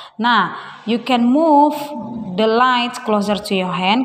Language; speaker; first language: English; non-native, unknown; Indonesian